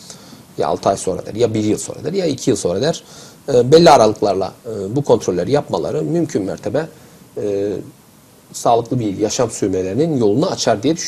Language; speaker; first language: Turkish; native; Turkish